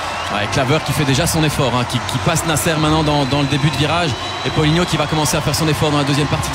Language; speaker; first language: French; native; French